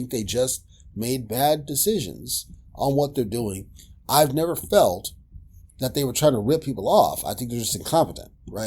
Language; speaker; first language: English; native; English